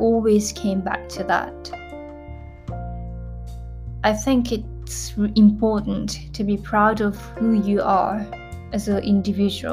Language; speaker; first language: English; non-native, fluent; Japanese